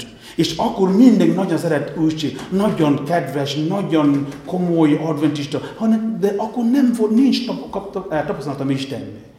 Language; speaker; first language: Hungarian; non-native, fluent; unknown